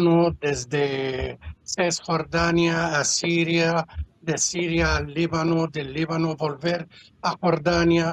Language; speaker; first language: Spanish; non-native, fluent; Arabic